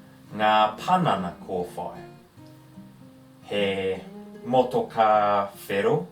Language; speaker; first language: Māori; non-native, learner; English